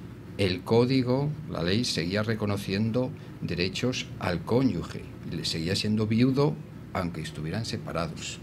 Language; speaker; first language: Spanish; native; Spanish